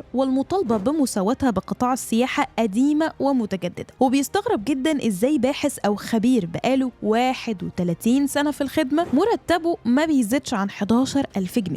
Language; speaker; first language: Arabic; native; Arabic